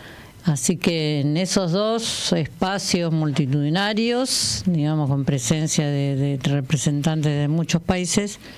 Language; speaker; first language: Spanish; native; Spanish